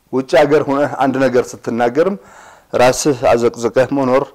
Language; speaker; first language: Amharic; non-native, local second language; Tigrinya